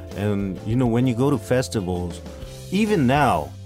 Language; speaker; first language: English; early bilingual, other home language; Japanese